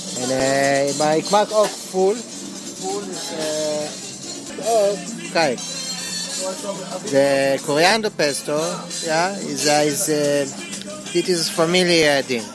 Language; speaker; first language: Dutch; non-native, learner; Hebrew